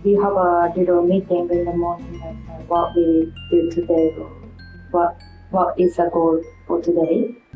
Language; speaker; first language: English; non-native, learner; Japanese